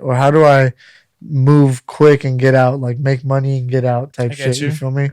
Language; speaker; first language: English; native; English